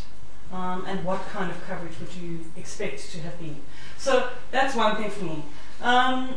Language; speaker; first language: English; native; English